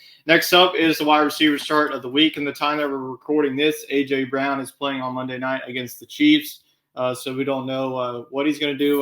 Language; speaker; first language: English; native; English